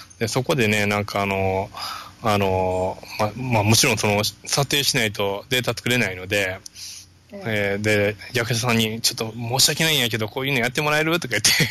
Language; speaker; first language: Japanese; native; Japanese